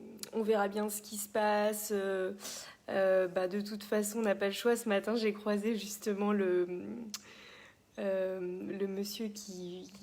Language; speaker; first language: French; native; French